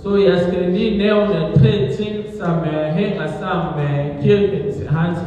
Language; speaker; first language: Danish; non-native, fluent; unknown